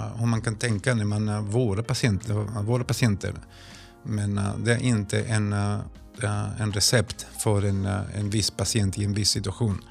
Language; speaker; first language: Swedish; non-native, fluent; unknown